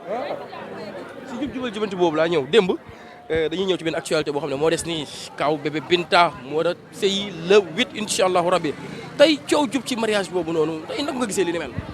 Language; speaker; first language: Wolof; native; Wolof